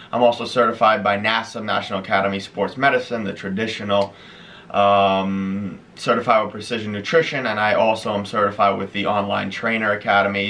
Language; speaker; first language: English; native; English